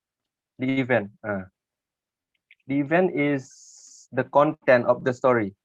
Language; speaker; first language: English; non-native, learner; Indonesian